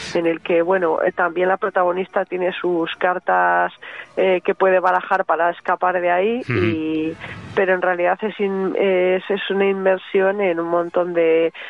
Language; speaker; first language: Spanish; native; Spanish